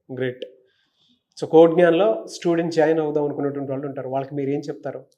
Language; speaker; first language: Telugu; native; Telugu